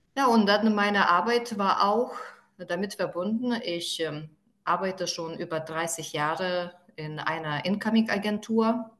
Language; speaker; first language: German; non-native, fluent; Lithuanian